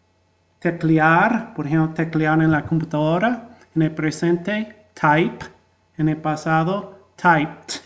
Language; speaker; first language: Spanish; non-native, fluent; English